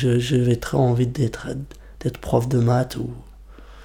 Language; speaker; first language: French; non-native, fluent; Kurdish